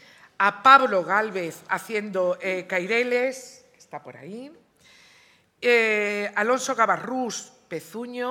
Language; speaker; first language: Spanish; native; Spanish